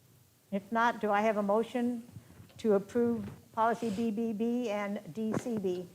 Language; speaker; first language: English; native; English